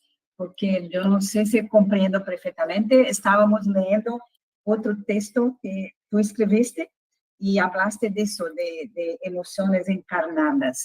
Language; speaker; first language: Spanish; non-native, fluent; Portuguese